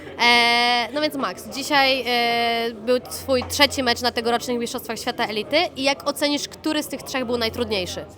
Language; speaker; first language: Polish; native; Polish